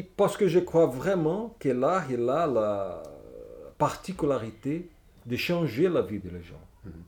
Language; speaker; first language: French; non-native, fluent; Portuguese